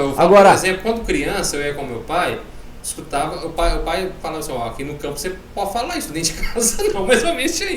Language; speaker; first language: Portuguese; native; Portuguese